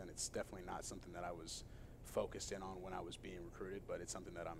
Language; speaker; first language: English; native; English